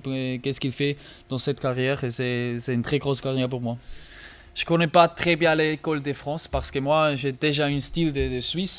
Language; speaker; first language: French; non-native, learner; German